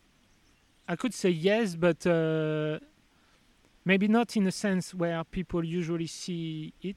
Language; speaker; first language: English; non-native, fluent; French